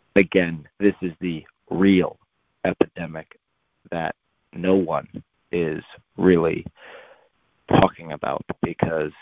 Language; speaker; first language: English; native; English